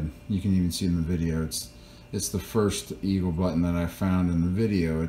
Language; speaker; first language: English; native; English